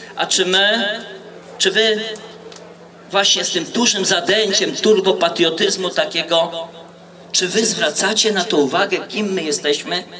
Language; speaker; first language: Polish; native; Polish